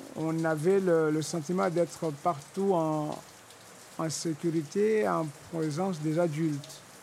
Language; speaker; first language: French; non-native, local second language; Comorian